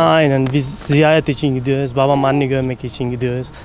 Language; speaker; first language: Turkish; non-native, learner; Arabic